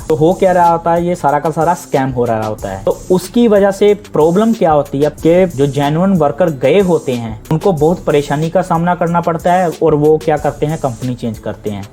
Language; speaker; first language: Hindi; non-native, local second language; Punjabi